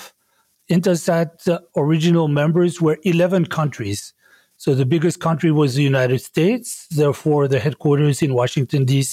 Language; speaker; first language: English; non-native, fluent; French